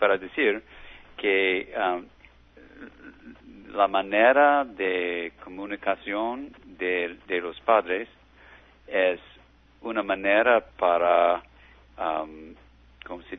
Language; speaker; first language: Spanish; non-native, learner; English